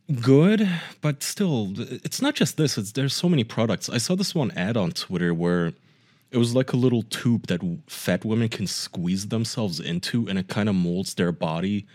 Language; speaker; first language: English; non-native, fluent; German